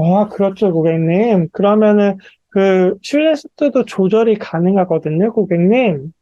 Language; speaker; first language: Korean; native; Korean